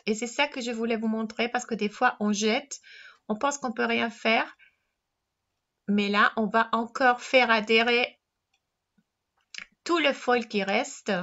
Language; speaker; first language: French; non-native, fluent; Spanish